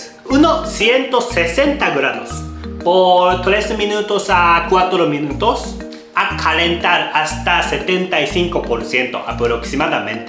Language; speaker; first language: Spanish; non-native, fluent; Japanese